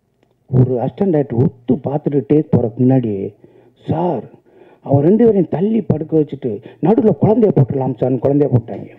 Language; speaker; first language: Tamil; native; Tamil